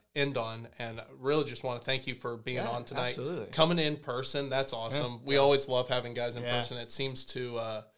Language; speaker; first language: English; native; English